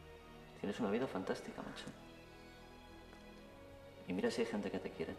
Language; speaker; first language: Spanish; native; Spanish